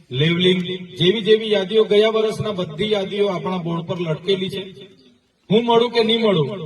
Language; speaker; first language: Gujarati; non-native, local second language; Vasavi